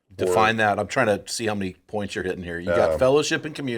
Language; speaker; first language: English; native; English